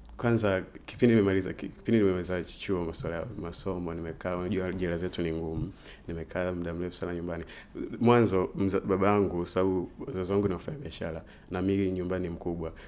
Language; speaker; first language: Swahili; native; Swahili